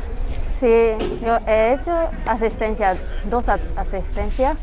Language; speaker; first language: Spanish; non-native, learner; Japanese